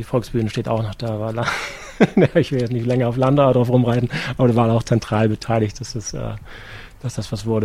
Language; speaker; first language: German; native; German